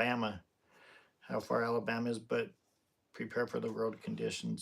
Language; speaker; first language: English; native; English